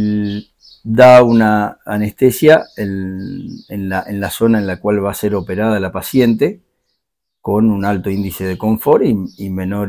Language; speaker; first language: Spanish; native; Spanish